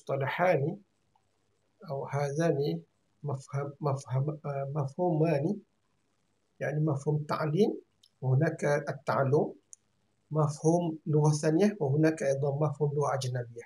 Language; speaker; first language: Arabic; non-native, fluent; Malay